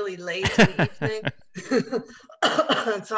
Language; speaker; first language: English; non-native, fluent; German